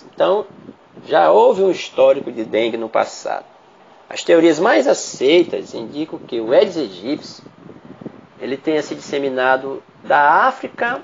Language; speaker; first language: Portuguese; native; Portuguese